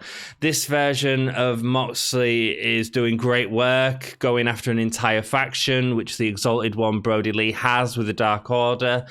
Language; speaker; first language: English; native; English